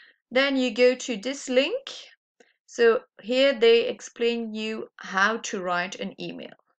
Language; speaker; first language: English; non-native, fluent; Dutch